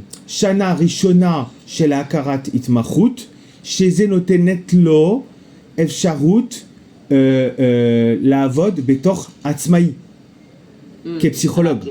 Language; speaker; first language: Hebrew; non-native, fluent; French